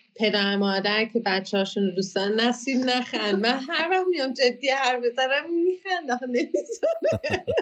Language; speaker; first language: Persian; early bilingual, heritage; Persian